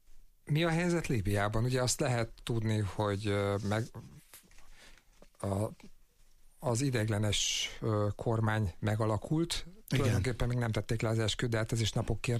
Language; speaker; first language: Hungarian; native; Hungarian